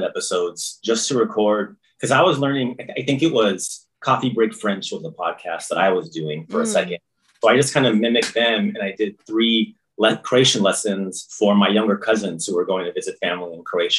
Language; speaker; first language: English; early bilingual, other home language; Croatian